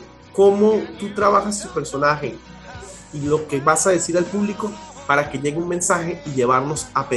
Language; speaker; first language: Spanish; native; Spanish